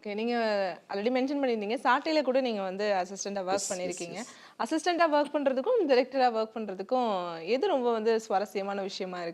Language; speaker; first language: Tamil; native; Tamil